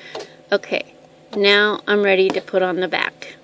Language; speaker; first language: English; native; English